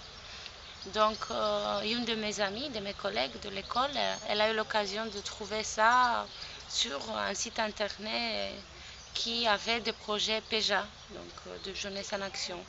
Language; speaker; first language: French; non-native, fluent; Romanian